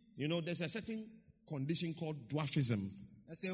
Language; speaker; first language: English; non-native, local second language; Akan